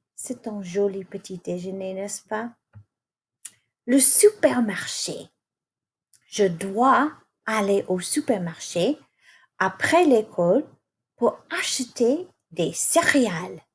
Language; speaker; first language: French; non-native, fluent; English